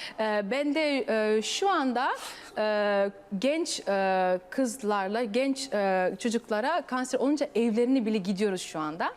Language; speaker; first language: Turkish; early bilingual, heritage; Turkish